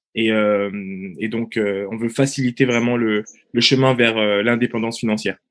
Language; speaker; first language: French; native; French